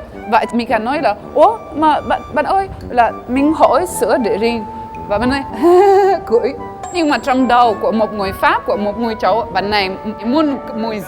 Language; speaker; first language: Vietnamese; non-native, fluent; French